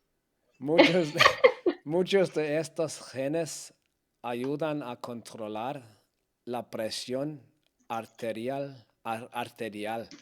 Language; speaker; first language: Spanish; non-native, learner; Danish